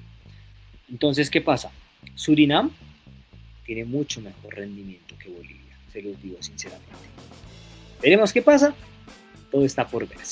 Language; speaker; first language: Spanish; native; Spanish